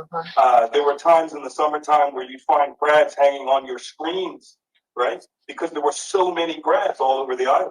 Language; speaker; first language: English; native; English